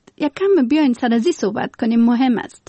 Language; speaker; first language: Persian; native; Persian